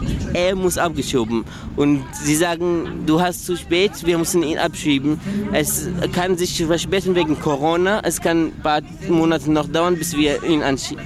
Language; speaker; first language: German; early bilingual, other home language; Arabic